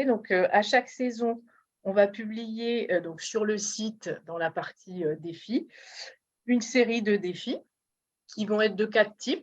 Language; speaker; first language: French; native; French